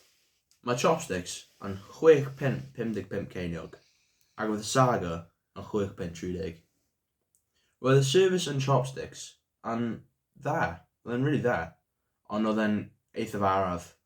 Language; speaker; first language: Welsh; non-native, local second language; English